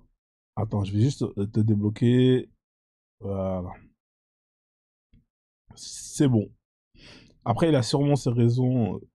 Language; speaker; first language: French; native; French